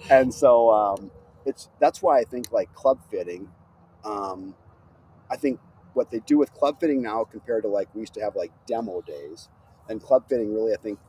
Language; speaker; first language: English; native; English